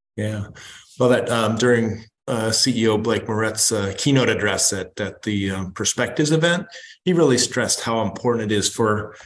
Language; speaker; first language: English; native; English